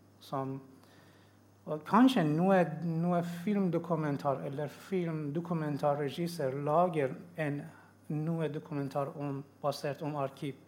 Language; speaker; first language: Norwegian; non-native, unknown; Persian